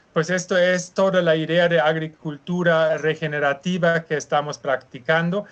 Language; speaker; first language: Spanish; non-native, fluent; German